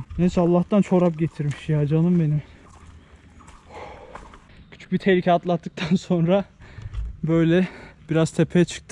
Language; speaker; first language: Turkish; native; Turkish